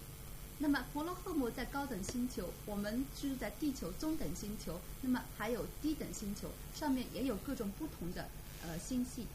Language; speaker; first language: Chinese; native; Chinese